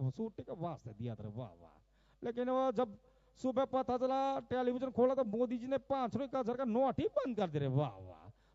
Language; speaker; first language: Hindi; non-native, local second language; Gujarati